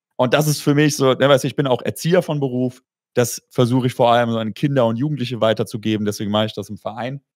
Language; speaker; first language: German; native; German